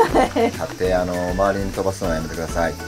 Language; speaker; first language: Japanese; native; Japanese